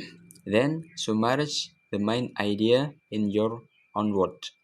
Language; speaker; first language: English; non-native, learner; Indonesian